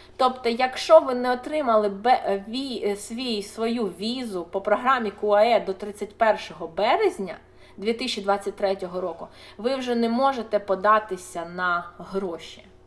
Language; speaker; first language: Ukrainian; non-native, local second language; Russian